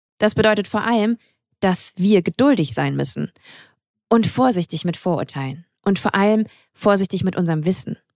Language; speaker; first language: German; native; German